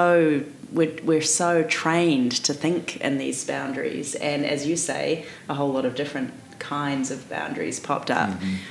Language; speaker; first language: English; native; English